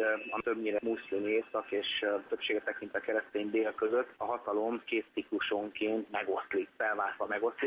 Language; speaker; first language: Hungarian; native; Hungarian